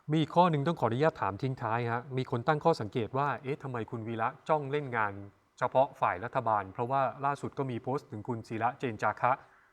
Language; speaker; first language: Thai; native; Thai